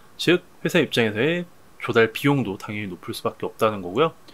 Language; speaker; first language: Korean; native; Korean